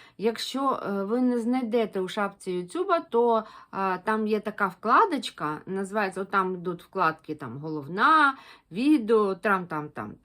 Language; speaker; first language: Ukrainian; non-native, local second language; Russian